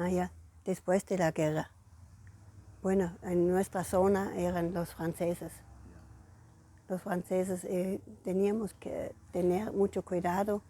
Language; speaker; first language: Spanish; non-native, fluent; German